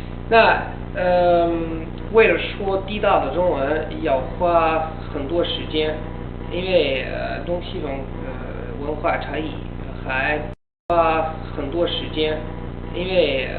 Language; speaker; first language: Chinese; non-native, learner; Italian